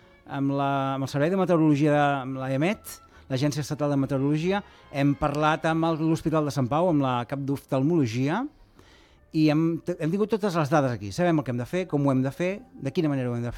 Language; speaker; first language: Catalan; native; Catalan